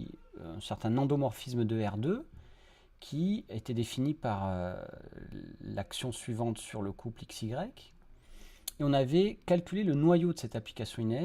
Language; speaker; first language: French; native; French